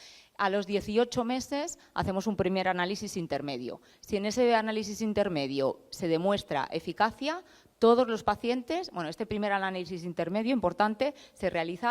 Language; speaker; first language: Spanish; native; Spanish